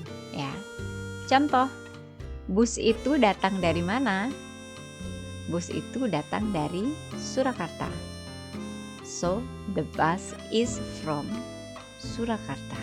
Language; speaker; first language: Indonesian; native; Indonesian